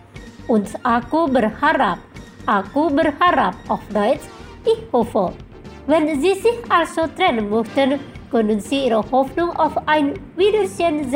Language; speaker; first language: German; non-native, fluent; Indonesian